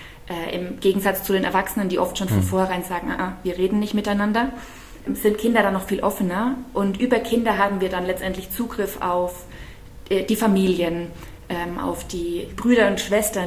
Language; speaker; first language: German; native; German